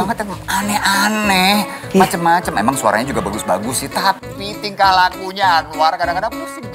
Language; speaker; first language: Indonesian; native; Indonesian